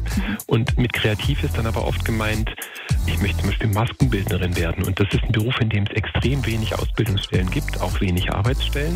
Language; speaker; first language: German; native; German